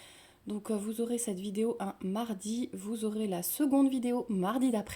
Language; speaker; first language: French; native; French